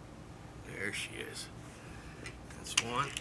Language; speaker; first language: English; native; English